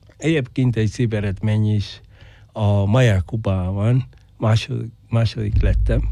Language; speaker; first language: Hungarian; non-native, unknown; Spanish